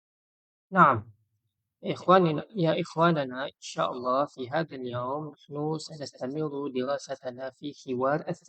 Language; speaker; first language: Arabic; non-native, fluent; Malay